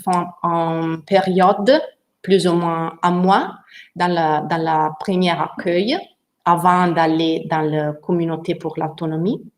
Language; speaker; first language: French; non-native, learner; Italian